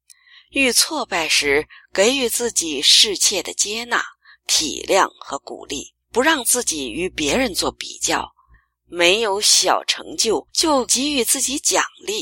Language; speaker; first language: Chinese; native; Chinese